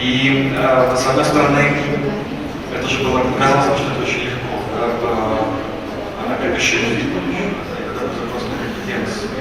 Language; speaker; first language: Russian; native; Russian